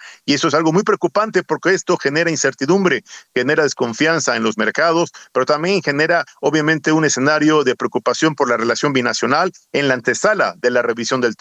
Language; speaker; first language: Spanish; native; Spanish